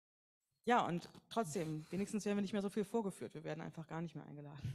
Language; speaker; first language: German; native; German